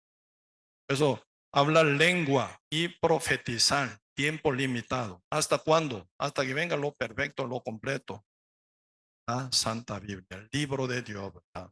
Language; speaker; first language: Spanish; non-native, learner; Korean